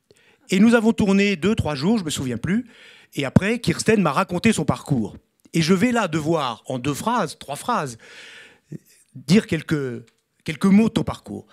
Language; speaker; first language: French; native; French